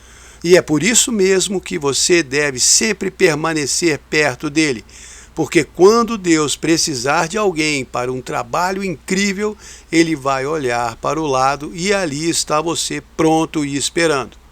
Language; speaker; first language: Portuguese; native; Portuguese